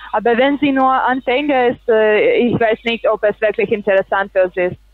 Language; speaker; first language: German; non-native, learner; Russian